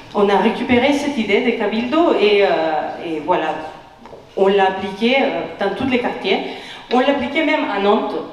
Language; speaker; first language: French; non-native, fluent; Spanish